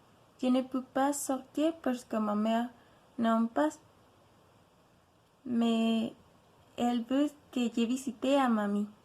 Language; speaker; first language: French; non-native, learner; Spanish